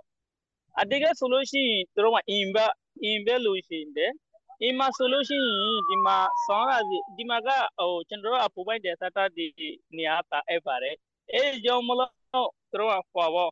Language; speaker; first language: Burmese; non-native, local second language; Rohingya